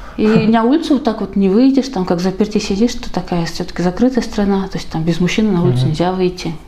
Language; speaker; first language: Russian; native; Russian